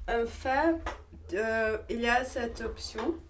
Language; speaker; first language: French; non-native, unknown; Portuguese